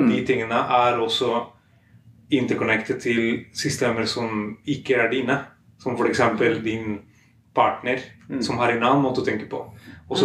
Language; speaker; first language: Norwegian; non-native, fluent; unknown